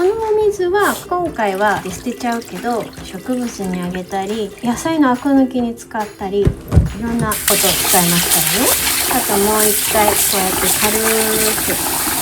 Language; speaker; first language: Japanese; native; Japanese